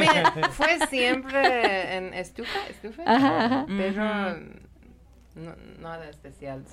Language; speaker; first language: Spanish; non-native, learner; Persian